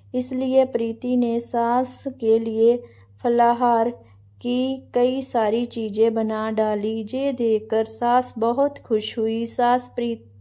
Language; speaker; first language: Hindi; non-native, local second language; Punjabi